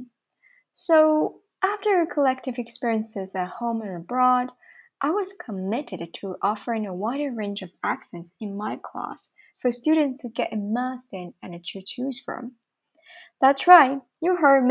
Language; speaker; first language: English; non-native, fluent; Chinese